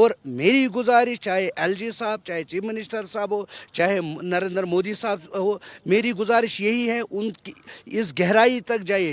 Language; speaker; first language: Hindi; non-native, local second language; Kashmiri